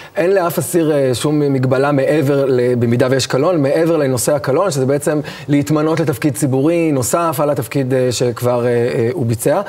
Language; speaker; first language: Hebrew; native; Hebrew